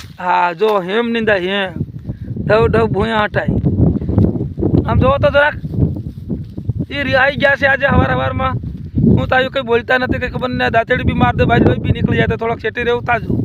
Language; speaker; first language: Gujarati; non-native, local second language; Bhili